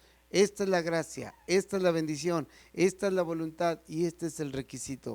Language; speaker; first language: Spanish; native; Spanish